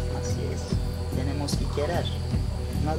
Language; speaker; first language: Spanish; non-native, learner; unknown